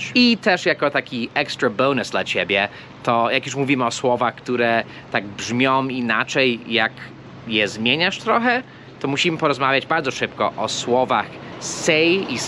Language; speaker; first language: Polish; non-native, fluent; English